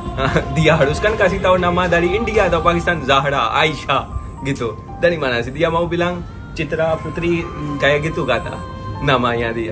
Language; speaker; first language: Indonesian; non-native, fluent; Hindi